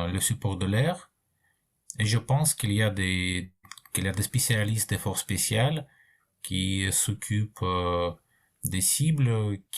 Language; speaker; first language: French; non-native, fluent; Russian